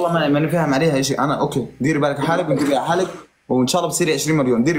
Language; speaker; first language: Arabic; native; Arabic